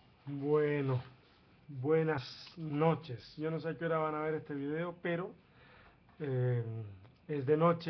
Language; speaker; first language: Spanish; native; Spanish